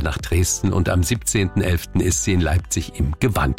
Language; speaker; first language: German; native; German